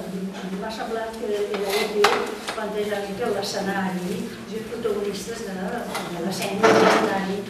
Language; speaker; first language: Catalan; native; Catalan